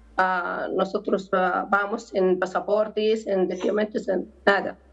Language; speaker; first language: Spanish; non-native, learner; Arabic